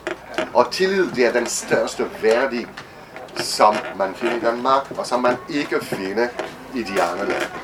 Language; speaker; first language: Danish; non-native, fluent; French